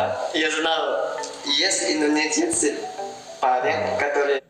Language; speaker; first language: Russian; non-native, learner; Indonesian